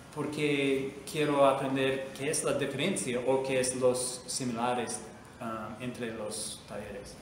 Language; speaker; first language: Spanish; non-native, learner; English